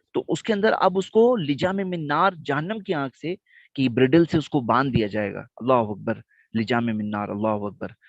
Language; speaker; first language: Urdu; non-native, local second language; Gujarati